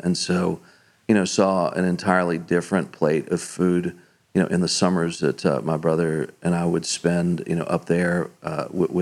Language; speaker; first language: English; native; English